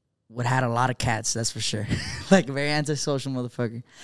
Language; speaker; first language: English; early bilingual, other home language; Spanish